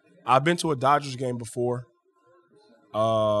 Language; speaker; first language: English; native; English